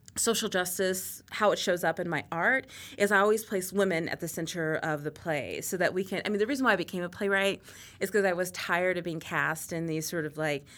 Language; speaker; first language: English; native; English